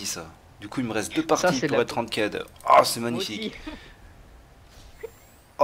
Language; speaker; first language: French; native; French